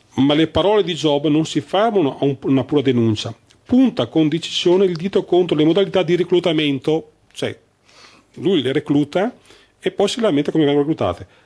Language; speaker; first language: Italian; native; Italian